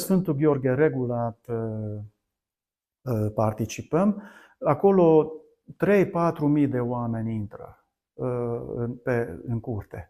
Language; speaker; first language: Romanian; non-native, local second language; Hungarian